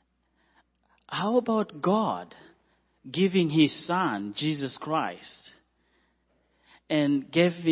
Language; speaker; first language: English; non-native, local second language; Shona